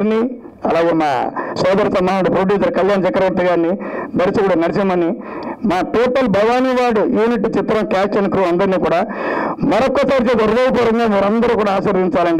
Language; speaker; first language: Telugu; native; Telugu